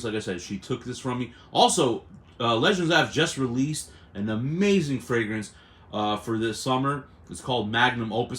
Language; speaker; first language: English; native; English